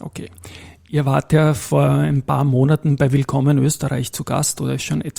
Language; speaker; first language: German; native; German